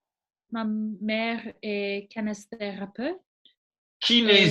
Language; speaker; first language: French; non-native, learner; English